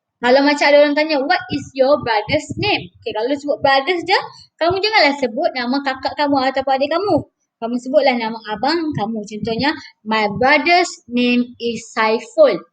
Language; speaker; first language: Malay; native; Malay